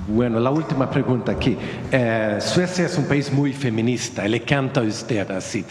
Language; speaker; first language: Spanish; non-native, learner; Swedish